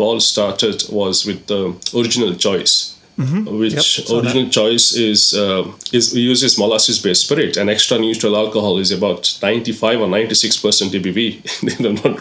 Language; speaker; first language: English; non-native, local second language; Konkani